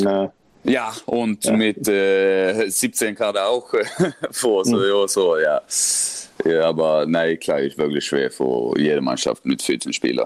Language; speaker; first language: German; non-native, learner; Swedish